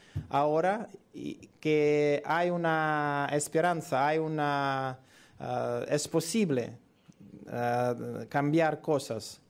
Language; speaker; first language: Spanish; non-native, learner; Russian